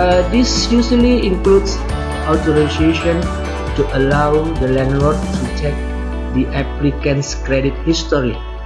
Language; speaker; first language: English; non-native, fluent; Indonesian